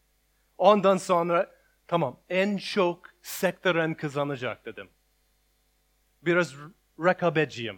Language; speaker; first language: Turkish; non-native, learner; English